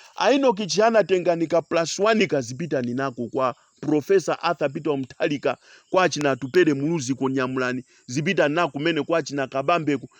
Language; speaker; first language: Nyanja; non-native, local second language; Tumbuka